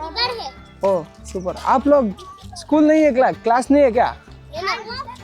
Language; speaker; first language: Hindi; non-native, local second language; Kannada